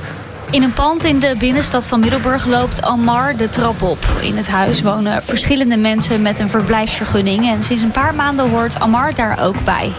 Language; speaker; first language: Dutch; native; Dutch